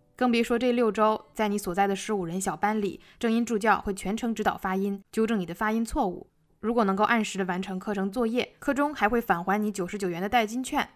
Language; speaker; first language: Chinese; native; Chinese